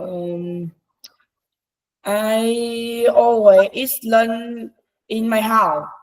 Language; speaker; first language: English; non-native, learner; Vietnamese